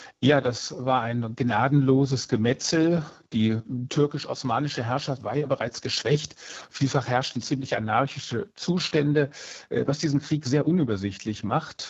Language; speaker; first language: German; native; German